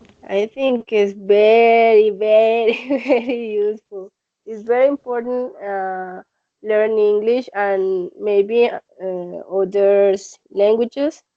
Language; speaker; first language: English; non-native, learner; Spanish